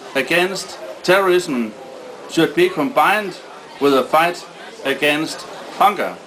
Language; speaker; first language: English; non-native, fluent; Danish